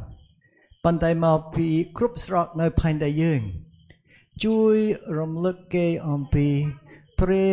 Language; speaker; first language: Khmer; non-native, fluent; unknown